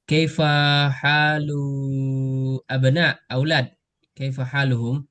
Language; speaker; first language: Arabic; non-native, fluent; Indonesian